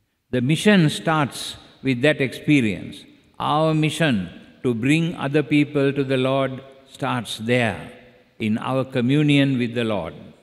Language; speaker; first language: English; non-native, local second language; Sinhala